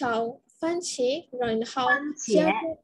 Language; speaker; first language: Chinese; non-native, learner; Malay